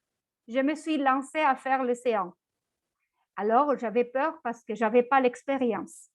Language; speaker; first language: French; non-native, fluent; Spanish